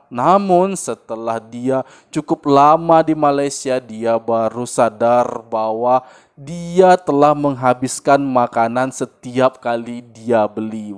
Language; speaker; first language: Indonesian; native; Indonesian